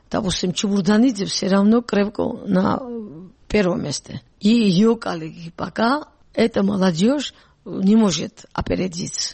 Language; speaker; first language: Russian; non-native, local second language; Georgian